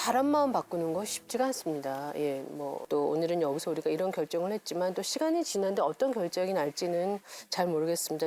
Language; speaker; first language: Korean; native; Korean